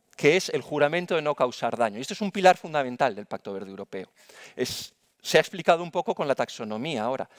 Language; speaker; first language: Spanish; native; Spanish